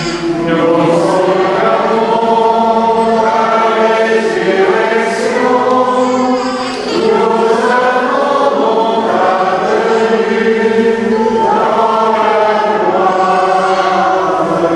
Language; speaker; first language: French; native; French